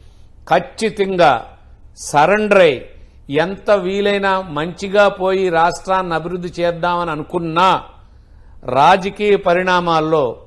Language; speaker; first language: Telugu; native; Telugu